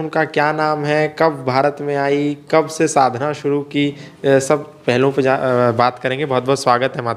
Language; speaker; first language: Hindi; native; Hindi